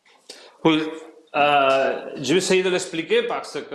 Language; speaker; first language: French; non-native, fluent; Spanish